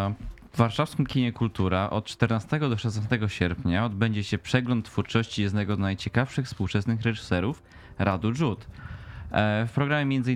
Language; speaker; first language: Polish; native; Polish